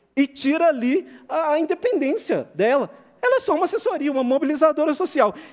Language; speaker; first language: Portuguese; native; Portuguese